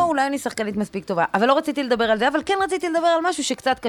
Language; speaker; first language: Hebrew; native; Hebrew